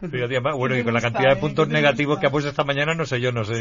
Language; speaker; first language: Spanish; native; Spanish